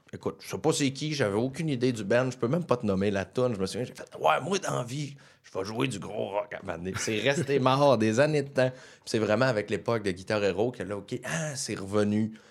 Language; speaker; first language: French; native; French